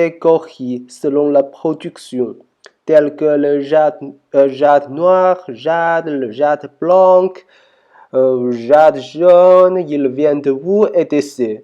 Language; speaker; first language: French; non-native, learner; Chinese